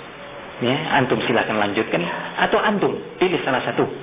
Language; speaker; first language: Indonesian; native; Indonesian